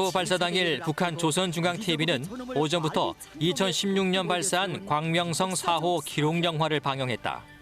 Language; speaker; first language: Korean; native; Korean